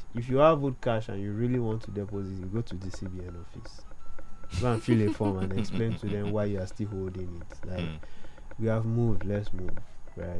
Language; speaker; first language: English; non-native, local second language; Yoruba